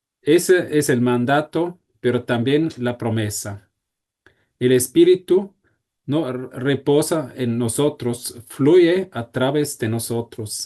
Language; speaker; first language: Spanish; non-native, fluent; German